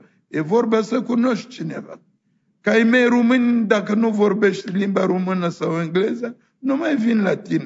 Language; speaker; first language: Romanian; non-native, fluent; French